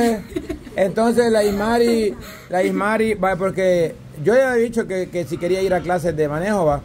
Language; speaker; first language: Spanish; native; Spanish